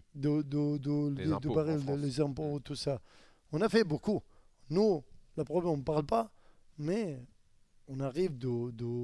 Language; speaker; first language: French; non-native, learner; Arabic